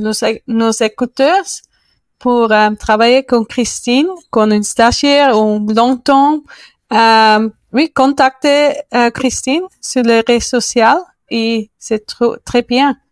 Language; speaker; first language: French; non-native, learner; Spanish